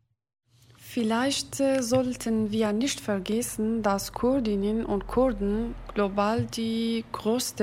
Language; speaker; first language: German; non-native, fluent; Kurdish